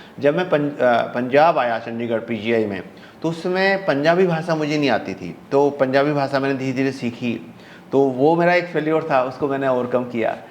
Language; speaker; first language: Hindi; native; Hindi